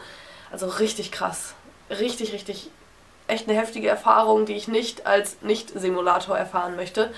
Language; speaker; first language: German; native; German